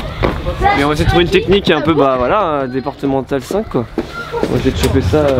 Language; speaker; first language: French; native; French